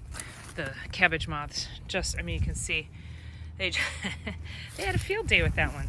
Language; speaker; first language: English; native; English